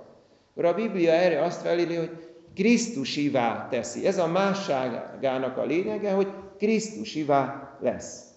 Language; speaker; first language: Hungarian; native; Hungarian